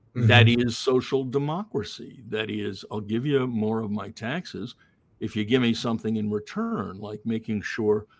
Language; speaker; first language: English; native; English